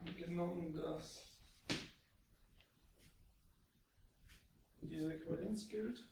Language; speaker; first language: German; non-native, fluent; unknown